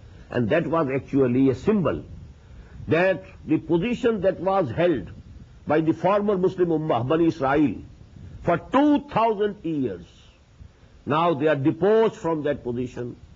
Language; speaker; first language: English; non-native, local second language; Urdu